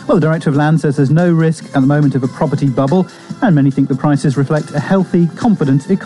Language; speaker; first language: English; native; English